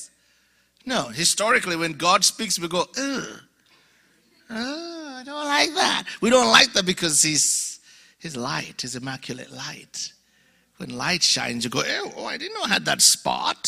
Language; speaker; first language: English; non-native, local second language; Ganda